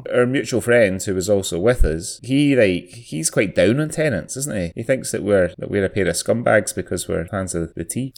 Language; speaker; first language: English; native; English